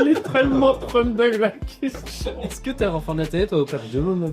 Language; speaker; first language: French; native; French